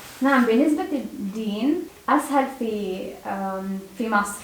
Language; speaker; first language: Arabic; non-native, learner; Czech